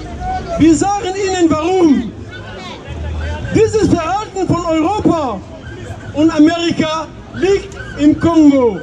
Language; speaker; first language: German; non-native, fluent; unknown